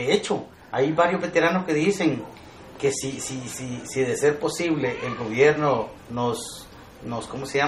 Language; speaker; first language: Spanish; native; Spanish